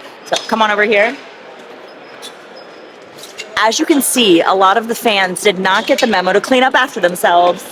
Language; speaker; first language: English; native; English